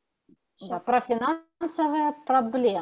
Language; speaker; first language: Russian; native; Russian